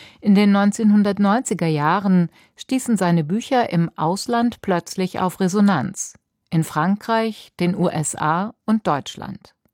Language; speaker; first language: German; native; German